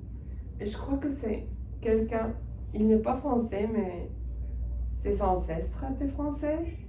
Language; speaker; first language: French; non-native, fluent; Spanish